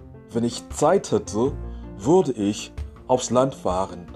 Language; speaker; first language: German; non-native, fluent; English